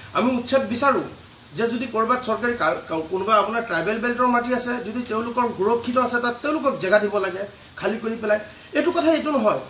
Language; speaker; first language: Assamese; non-native, local second language; Bangla